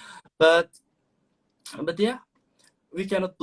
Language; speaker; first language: English; non-native, learner; Indonesian